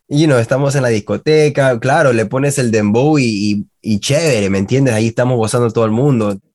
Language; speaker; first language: Spanish; early bilingual, heritage; Spanish